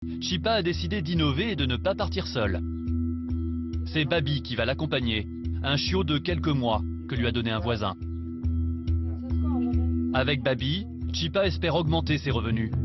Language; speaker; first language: French; native; French